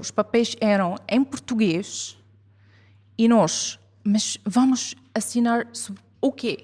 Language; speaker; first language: Portuguese; non-native, fluent; Arabic